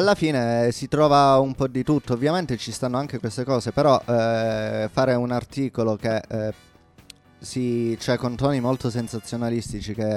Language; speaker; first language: Italian; native; Italian